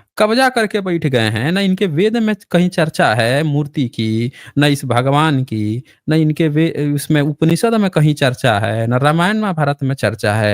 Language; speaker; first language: Hindi; native; Hindi